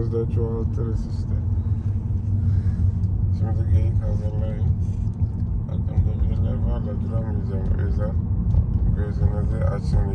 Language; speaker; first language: Turkish; non-native, fluent; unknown